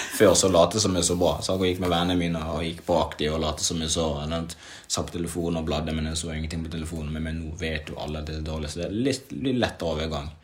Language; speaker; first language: Norwegian; early bilingual, other home language; Swahili